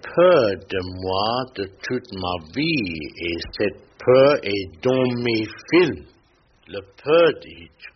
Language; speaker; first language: French; non-native, learner; English